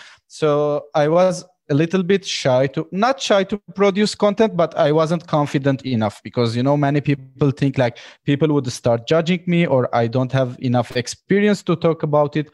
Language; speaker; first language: English; non-native, fluent; Armenian